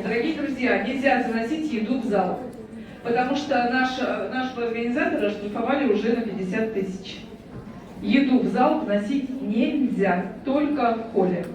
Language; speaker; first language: Russian; native; Russian